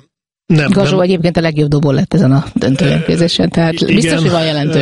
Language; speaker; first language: Hungarian; native; Hungarian